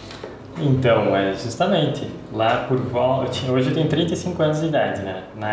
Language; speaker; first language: Portuguese; native; Portuguese